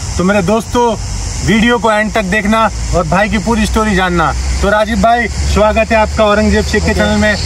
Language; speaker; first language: Hindi; native; Hindi